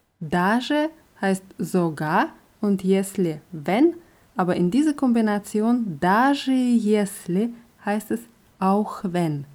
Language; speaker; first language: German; non-native, fluent; Russian